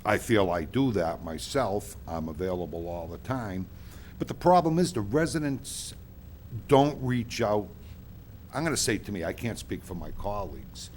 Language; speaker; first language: English; native; English